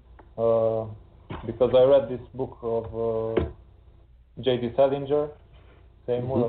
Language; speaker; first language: English; non-native, fluent; Hungarian